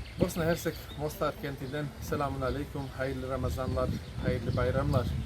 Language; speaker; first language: Turkish; non-native, fluent; Bosnian